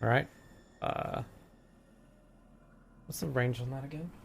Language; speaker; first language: English; native; English